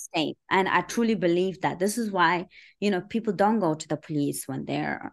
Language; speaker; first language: English; early bilingual, other home language; Persian